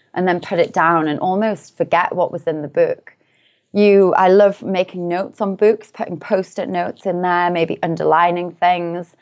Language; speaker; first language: English; native; English